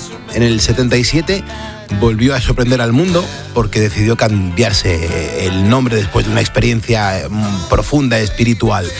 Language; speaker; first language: Spanish; native; Spanish